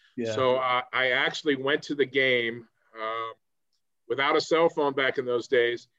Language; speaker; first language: English; native; English